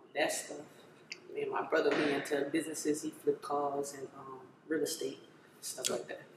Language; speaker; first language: English; native; English